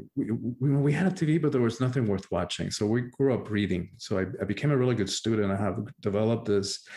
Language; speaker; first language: English; early bilingual, other home language; Spanish